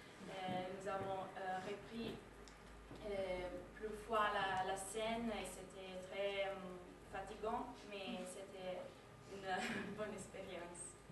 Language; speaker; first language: French; non-native, learner; Italian